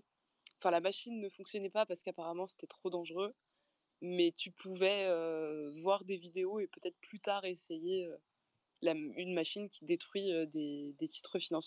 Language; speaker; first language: French; native; French